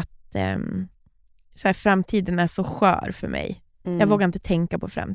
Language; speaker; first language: Swedish; native; Swedish